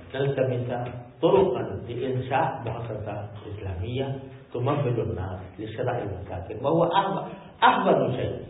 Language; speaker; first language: Arabic; non-native, fluent; Urdu